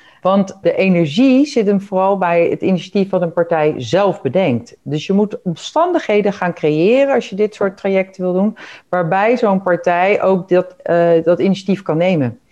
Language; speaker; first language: Dutch; native; Dutch